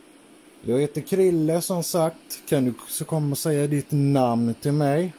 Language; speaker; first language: Swedish; native; Swedish